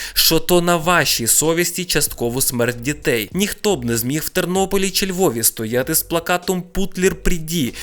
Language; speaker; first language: Ukrainian; non-native, local second language; Russian